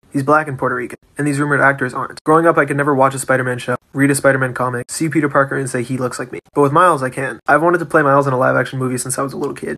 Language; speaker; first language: English; native; English